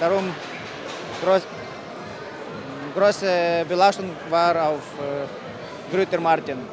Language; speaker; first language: German; non-native, learner; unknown